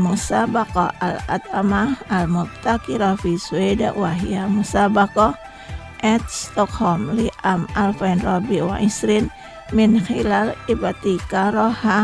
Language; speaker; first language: Arabic; non-native, fluent; Indonesian